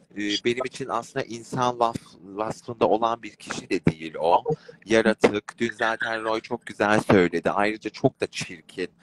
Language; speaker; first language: Turkish; native; Turkish